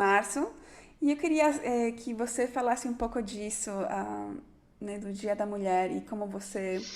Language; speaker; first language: Portuguese; non-native, fluent; Spanish